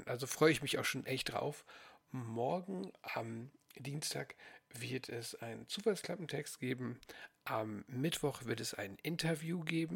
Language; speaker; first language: German; native; German